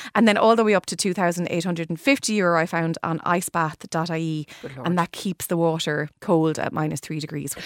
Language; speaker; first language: English; native; English